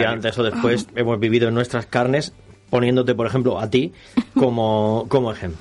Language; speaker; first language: Spanish; native; Spanish